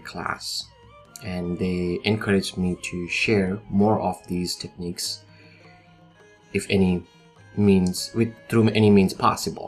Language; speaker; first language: English; non-native, local second language; Nepali